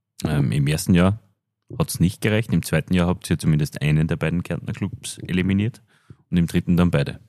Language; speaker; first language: German; native; German